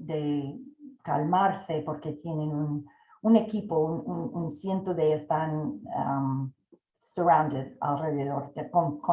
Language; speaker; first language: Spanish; non-native, fluent; English